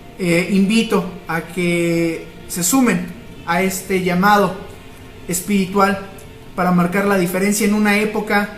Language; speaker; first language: Spanish; native; Spanish